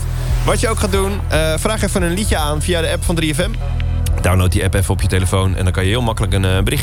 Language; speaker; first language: Dutch; native; Dutch